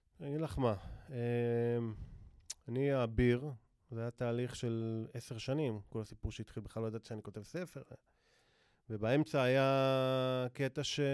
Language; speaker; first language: Hebrew; native; Hebrew